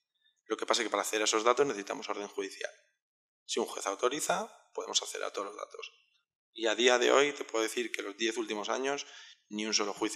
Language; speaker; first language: Spanish; native; Spanish